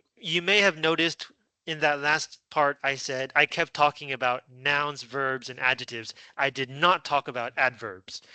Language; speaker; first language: English; non-native, fluent; Chinese